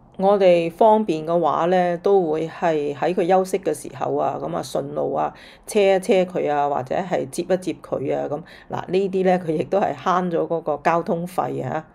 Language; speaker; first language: Cantonese; native; Cantonese